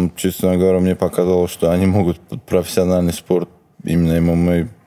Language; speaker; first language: Russian; non-native, local second language; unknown